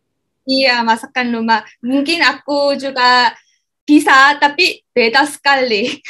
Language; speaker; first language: Indonesian; non-native, learner; Korean